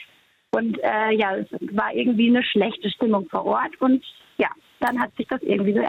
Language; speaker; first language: German; native; German